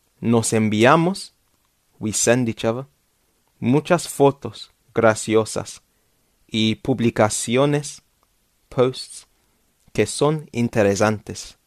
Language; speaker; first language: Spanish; non-native, fluent; English